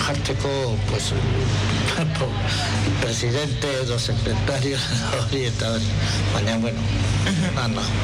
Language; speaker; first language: Basque; non-native, local second language; Spanish